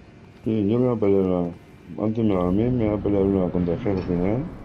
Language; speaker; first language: Spanish; native; Spanish